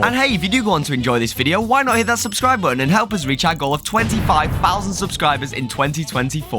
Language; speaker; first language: English; native; English